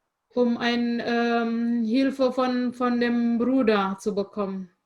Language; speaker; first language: German; non-native, fluent; Indonesian